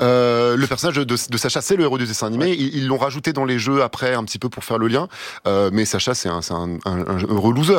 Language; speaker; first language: French; native; French